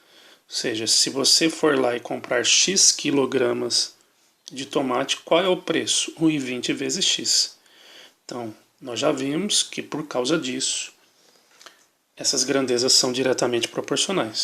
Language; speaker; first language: Portuguese; native; Portuguese